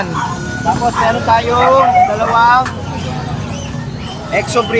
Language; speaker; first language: Filipino; native; Filipino